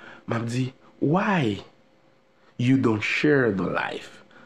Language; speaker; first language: English; non-native, fluent; Haitian Creole